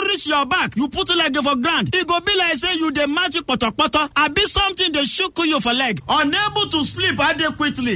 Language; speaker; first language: Nigerian Pidgin; native; Nigerian Pidgin